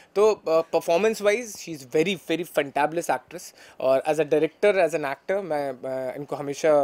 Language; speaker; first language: Hindi; native; Hindi